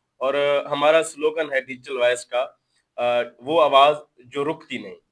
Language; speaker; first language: Urdu; non-native, local second language; Baluchi